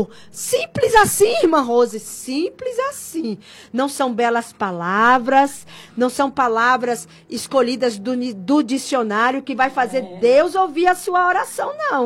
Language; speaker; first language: Portuguese; native; Portuguese